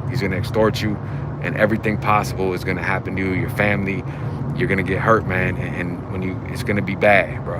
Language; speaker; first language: English; native; English